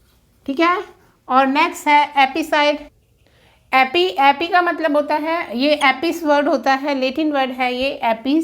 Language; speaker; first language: Hindi; native; Hindi